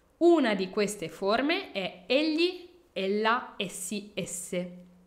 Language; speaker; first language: Italian; native; Italian